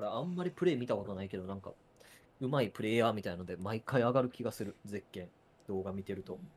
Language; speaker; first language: Japanese; native; Japanese